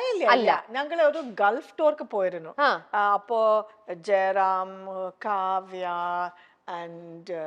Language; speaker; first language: Malayalam; non-native, fluent; Kannada